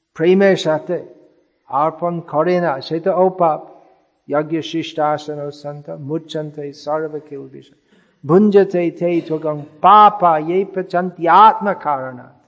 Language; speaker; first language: Bangla; non-native, fluent; English